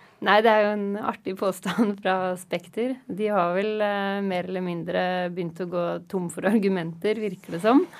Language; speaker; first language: Norwegian; native; Norwegian